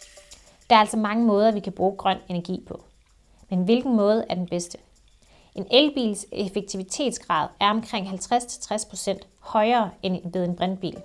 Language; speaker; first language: Danish; native; Danish